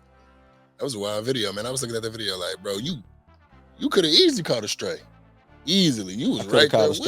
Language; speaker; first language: English; native; English